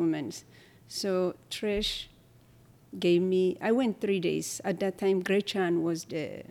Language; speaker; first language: English; non-native, learner; Tigrinya